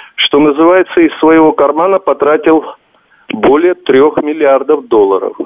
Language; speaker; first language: Russian; non-native, local second language; Georgian